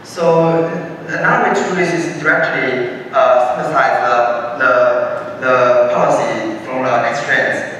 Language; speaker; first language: English; non-native, fluent; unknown